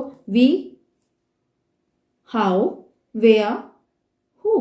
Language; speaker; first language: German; non-native, fluent; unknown